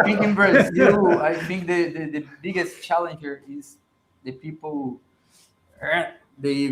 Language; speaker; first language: English; non-native, learner; Portuguese